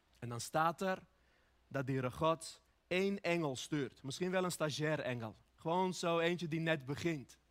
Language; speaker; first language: Dutch; early bilingual, other home language; Armenian